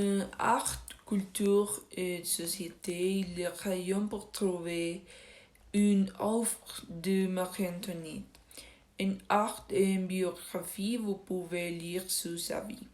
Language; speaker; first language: French; non-native, learner; Spanish